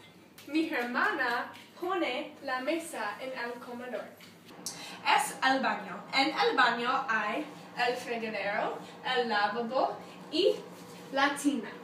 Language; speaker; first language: Spanish; non-native, learner; English